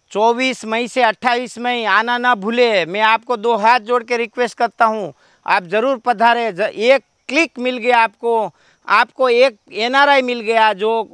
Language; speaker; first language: Hindi; non-native, local second language; Gujarati